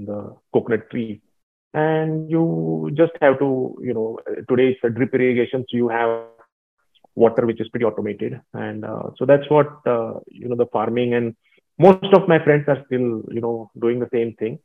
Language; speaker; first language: English; non-native, local second language; Marathi